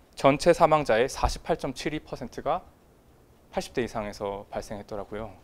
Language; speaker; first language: Korean; native; Korean